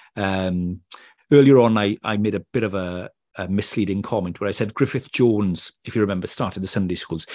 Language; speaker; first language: English; native; English